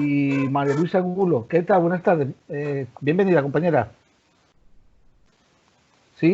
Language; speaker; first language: Spanish; native; Spanish